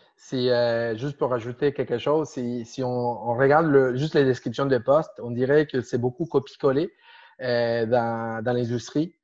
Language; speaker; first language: French; non-native, fluent; Spanish